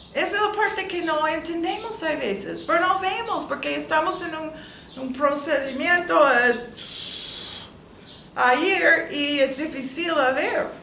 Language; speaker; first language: Spanish; non-native, learner; English